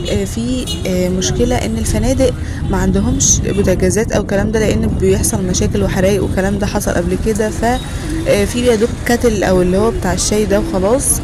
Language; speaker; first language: Arabic; native; Arabic